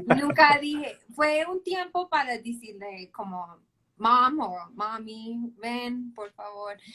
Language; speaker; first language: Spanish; non-native, fluent; English